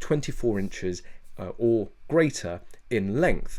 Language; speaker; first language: English; native; English